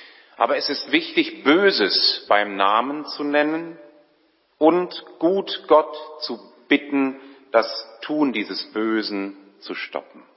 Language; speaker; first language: German; native; German